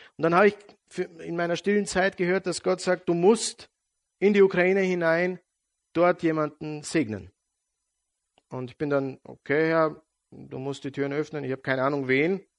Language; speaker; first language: German; non-native, fluent; Serbian